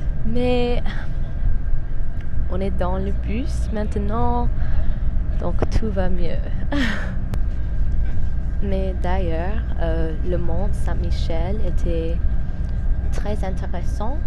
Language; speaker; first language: French; non-native, fluent; English